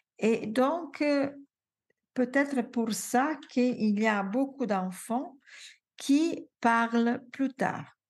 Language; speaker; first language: French; non-native, fluent; Italian